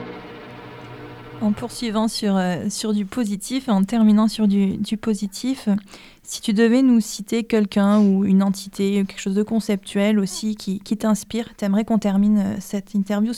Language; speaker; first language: French; native; French